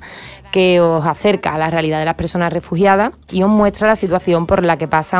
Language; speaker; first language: Spanish; native; Spanish